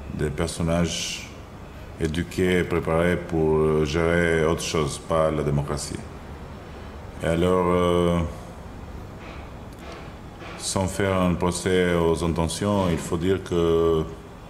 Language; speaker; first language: French; non-native, fluent; Albanian